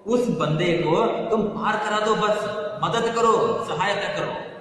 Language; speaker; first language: Hindi; non-native, local second language; Kannada